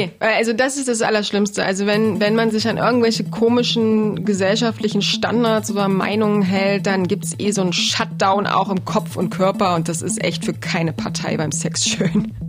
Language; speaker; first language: German; native; German